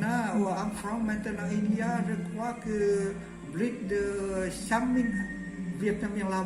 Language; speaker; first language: French; non-native, learner; Vietnamese